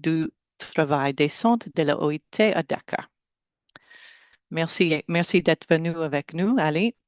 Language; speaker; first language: French; non-native, learner; English